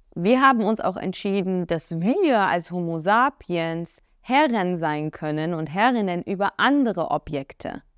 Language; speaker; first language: German; early bilingual, other home language; Arabic